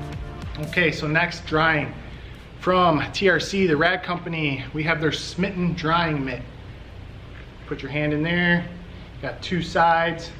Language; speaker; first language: English; native; English